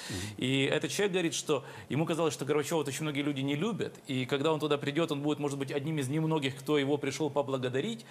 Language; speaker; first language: Ukrainian; native; Ukrainian